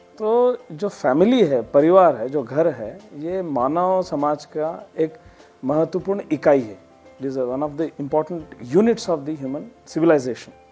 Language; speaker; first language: Hindi; non-native, local second language; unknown